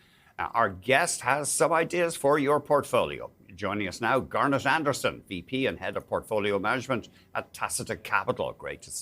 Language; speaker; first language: English; native; English